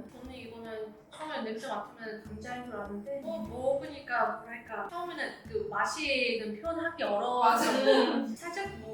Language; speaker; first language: Korean; non-native, fluent; Vietnamese